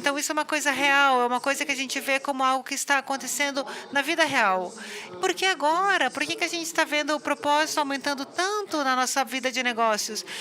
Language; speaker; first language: Portuguese; non-native, fluent; English